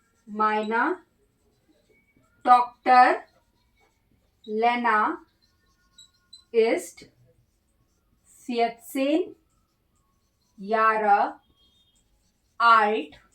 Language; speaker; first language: German; non-native, learner; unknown